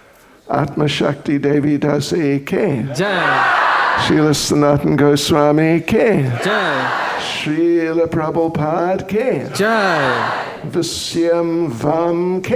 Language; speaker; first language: Russian; non-native, fluent; English